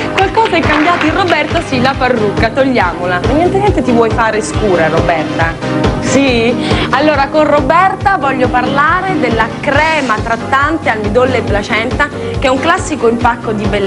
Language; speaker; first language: Italian; native; Italian